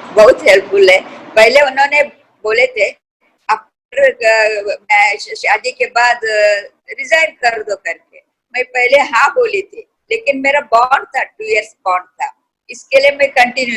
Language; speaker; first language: Hindi; non-native, local second language; Kannada